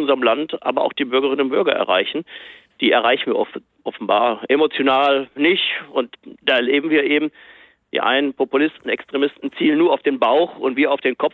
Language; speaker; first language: German; native; German